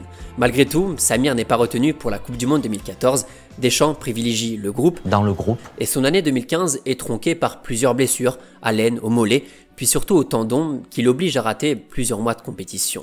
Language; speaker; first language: French; native; French